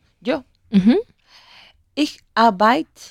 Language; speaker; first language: German; non-native, learner; Spanish